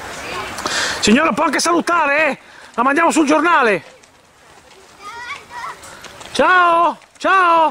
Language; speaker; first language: Italian; native; Italian